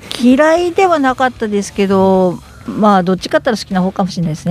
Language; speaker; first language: Japanese; native; Japanese